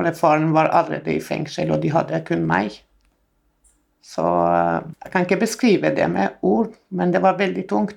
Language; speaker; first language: Norwegian; non-native, fluent; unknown